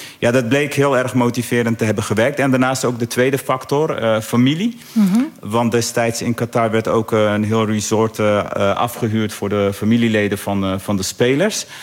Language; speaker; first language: Dutch; early bilingual, other home language; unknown